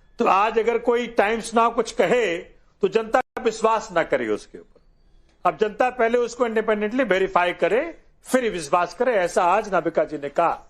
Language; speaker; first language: Hindi; native; Hindi